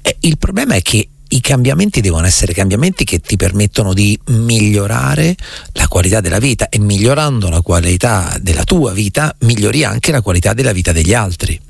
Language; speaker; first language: Italian; native; Italian